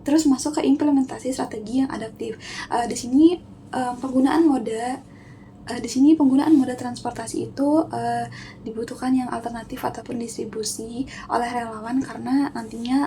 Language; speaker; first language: Indonesian; native; Indonesian